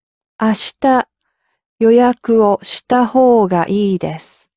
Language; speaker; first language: Japanese; non-native, learner; English